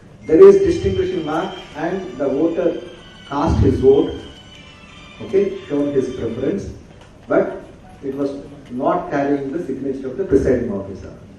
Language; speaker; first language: English; non-native, local second language; Telugu